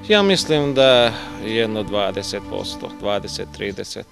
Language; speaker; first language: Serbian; non-native, local second language; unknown